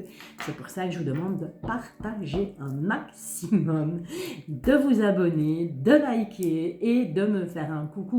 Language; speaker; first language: French; native; French